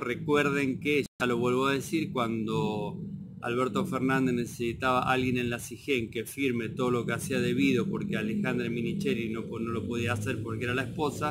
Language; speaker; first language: Spanish; native; Spanish